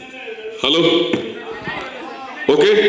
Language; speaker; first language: Tamil; native; Tamil